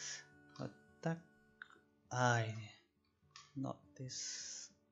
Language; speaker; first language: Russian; non-native, learner; Spanish